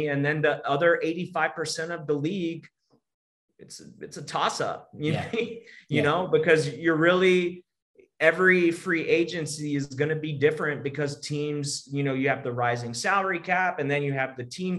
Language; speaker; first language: English; native; English